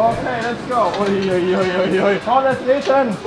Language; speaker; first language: German; native; German